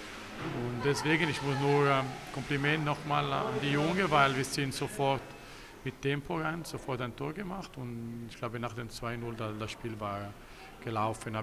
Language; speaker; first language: German; non-native, local second language; Italian